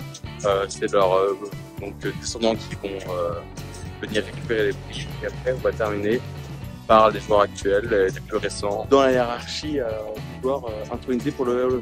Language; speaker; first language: French; native; French